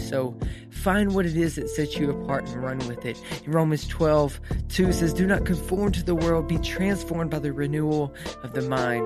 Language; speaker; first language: English; native; English